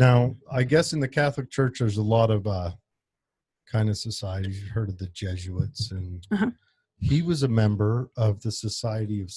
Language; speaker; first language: English; native; English